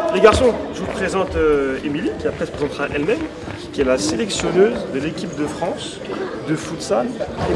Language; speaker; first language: French; native; French